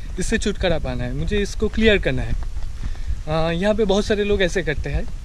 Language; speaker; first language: Hindi; non-native, local second language; Bangla